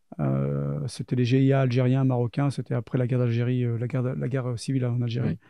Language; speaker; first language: French; native; French